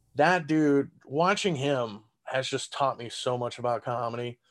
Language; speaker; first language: English; early bilingual, other home language; German